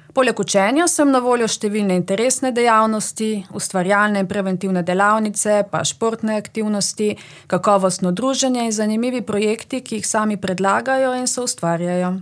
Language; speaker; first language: Slovenian; native; Slovenian